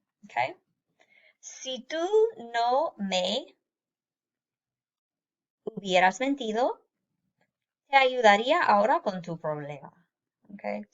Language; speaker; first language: Spanish; non-native, fluent; English